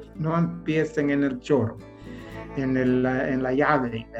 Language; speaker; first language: Spanish; non-native, fluent; English